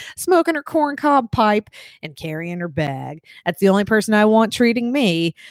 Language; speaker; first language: English; native; English